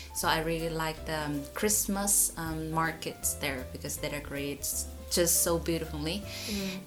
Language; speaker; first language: English; non-native, fluent; Vietnamese